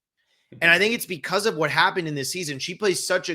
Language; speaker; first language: English; native; English